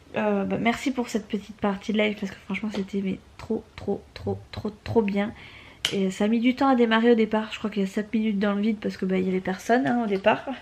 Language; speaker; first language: French; native; French